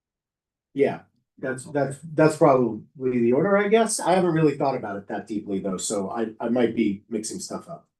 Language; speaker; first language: English; native; English